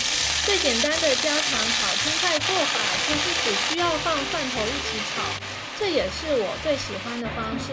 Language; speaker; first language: Chinese; native; Chinese